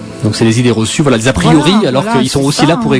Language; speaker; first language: French; native; French